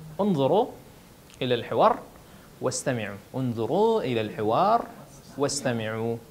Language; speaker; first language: Arabic; non-native, fluent; Indonesian